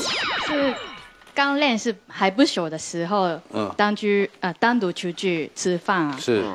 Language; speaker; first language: Chinese; non-native, fluent; Japanese